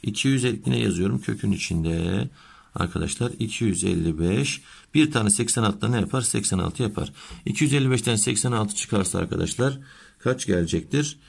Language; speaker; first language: Turkish; native; Turkish